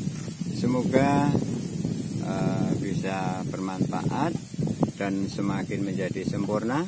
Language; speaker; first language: Indonesian; native; Indonesian